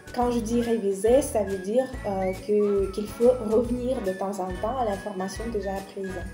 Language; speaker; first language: French; non-native, fluent; Russian